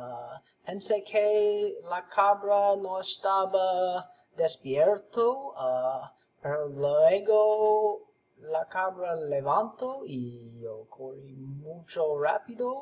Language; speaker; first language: Spanish; non-native, learner; English